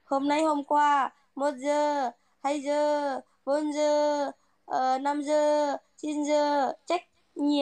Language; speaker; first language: Vietnamese; non-native, learner; Indonesian